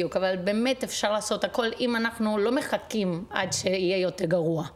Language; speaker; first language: Hebrew; non-native, fluent; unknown